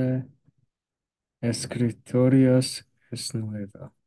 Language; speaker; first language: Spanish; non-native, learner; English